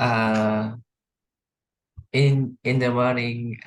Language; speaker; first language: English; non-native, learner; Vietnamese